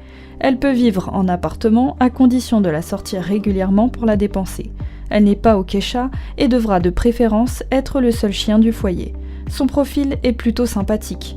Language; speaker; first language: French; native; French